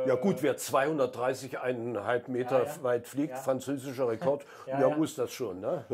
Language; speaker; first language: German; native; German